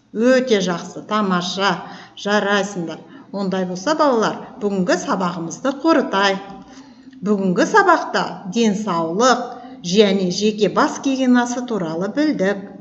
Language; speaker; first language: Kazakh; native; Kazakh